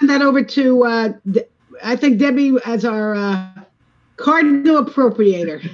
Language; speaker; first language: English; native; English